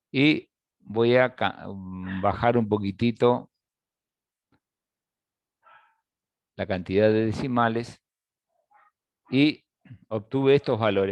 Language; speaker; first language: Spanish; native; Spanish